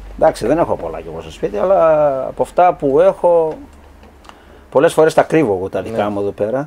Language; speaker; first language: Greek; native; Greek